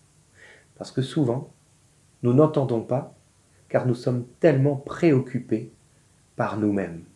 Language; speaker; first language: French; native; French